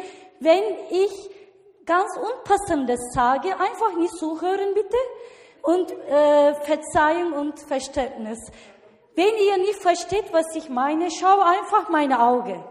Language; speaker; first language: German; non-native, learner; Turkish